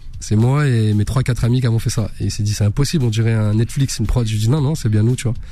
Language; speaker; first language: French; early bilingual, other home language; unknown